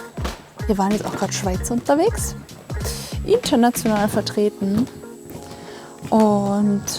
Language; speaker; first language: German; native; German